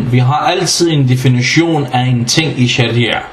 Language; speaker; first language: Danish; early bilingual, other home language; Arabic